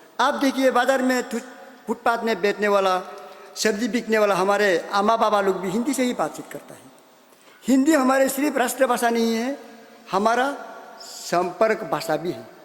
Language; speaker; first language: Hindi; non-native, local second language; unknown